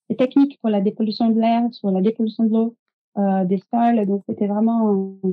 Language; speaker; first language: French; non-native, fluent; Portuguese